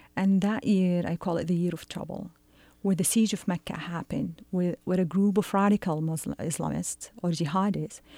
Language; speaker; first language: English; non-native, fluent; Arabic